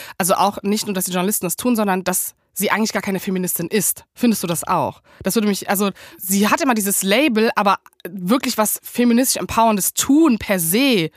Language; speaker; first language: German; native; German